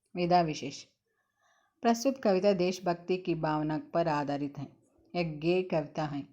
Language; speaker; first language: Hindi; non-native, local second language; Telugu